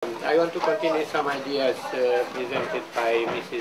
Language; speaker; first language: English; non-native, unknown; Romanian